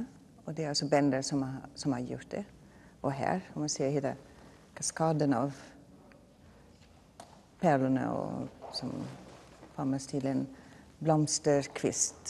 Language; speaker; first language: Swedish; non-native, fluent; German